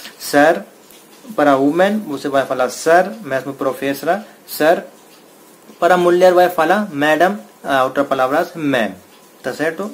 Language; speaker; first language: Portuguese; non-native, learner; Hindi